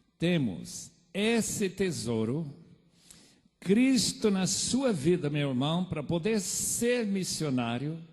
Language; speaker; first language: Portuguese; non-native, fluent; English